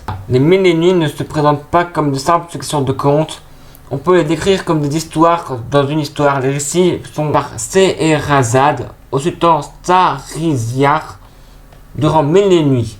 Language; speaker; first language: French; native; French